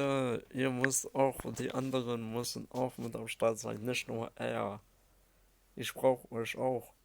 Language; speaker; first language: German; early bilingual, other home language; Arabic